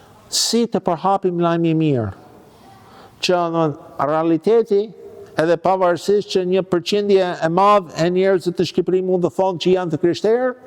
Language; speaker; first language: Albanian; non-native, fluent; English